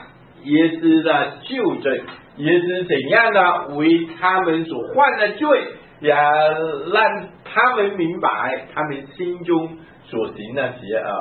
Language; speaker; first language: Chinese; native; Chinese